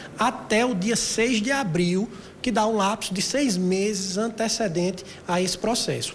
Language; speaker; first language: Portuguese; native; Portuguese